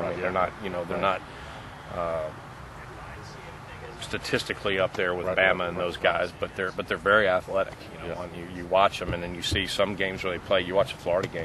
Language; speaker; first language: English; native; English